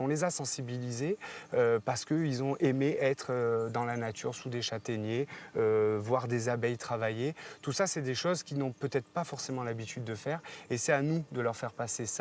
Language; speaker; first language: French; native; French